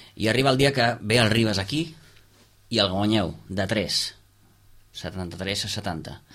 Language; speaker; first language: Catalan; native; Catalan